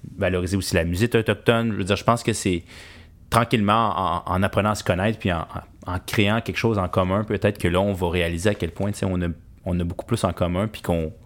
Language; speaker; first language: French; native; French